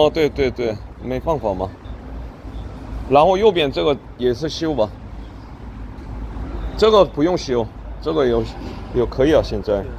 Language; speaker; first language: Chinese; non-native, learner; Korean